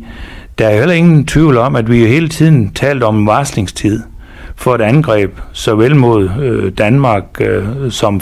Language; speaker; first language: Danish; native; Danish